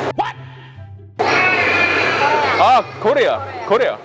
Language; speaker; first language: Japanese; non-native, learner; Indonesian